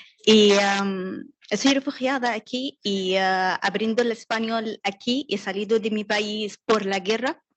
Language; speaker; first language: Spanish; non-native, learner; Arabic